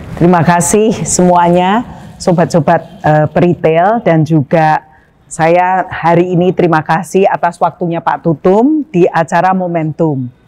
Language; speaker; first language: Indonesian; native; Indonesian